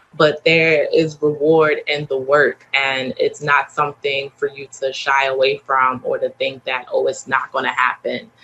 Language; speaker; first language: English; native; English